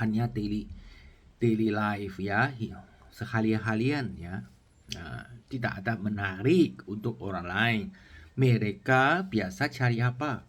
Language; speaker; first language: Indonesian; non-native, learner; Chinese